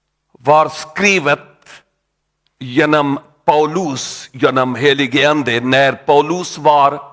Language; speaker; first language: Swedish; non-native, learner; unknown